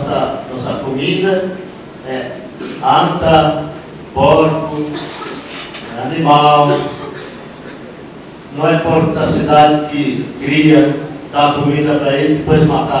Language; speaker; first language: Portuguese; non-native, local second language; Yanomámi